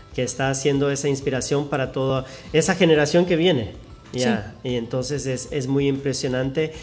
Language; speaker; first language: Spanish; native; Spanish